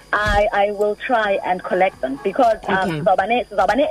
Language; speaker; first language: English; non-native, local second language; Xhosa